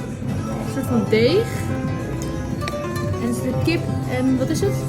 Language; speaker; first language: Dutch; native; Dutch